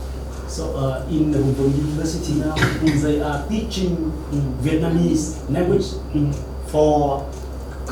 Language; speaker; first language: English; non-native, learner; Vietnamese